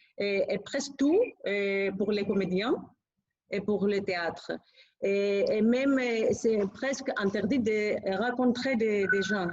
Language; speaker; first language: French; non-native, fluent; Greek